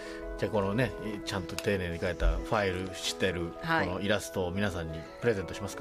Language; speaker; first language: Japanese; native; Japanese